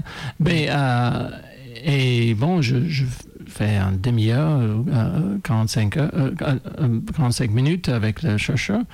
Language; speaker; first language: French; non-native, fluent; English